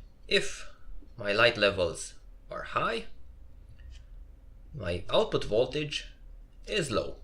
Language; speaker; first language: English; non-native, fluent; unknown